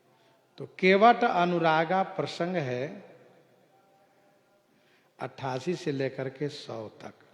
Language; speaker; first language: Hindi; native; Hindi